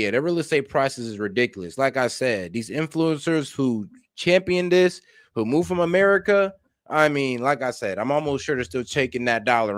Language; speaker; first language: English; native; English